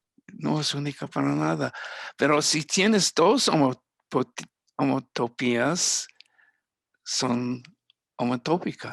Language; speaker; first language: Spanish; non-native, fluent; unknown